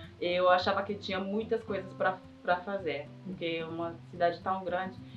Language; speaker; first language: Portuguese; non-native, fluent; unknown